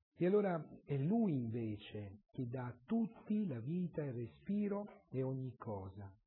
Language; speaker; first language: Italian; native; Italian